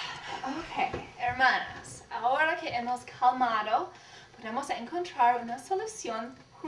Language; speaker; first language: Spanish; non-native, learner; English